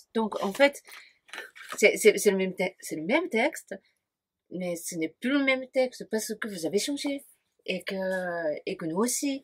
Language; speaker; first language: French; non-native, fluent; Japanese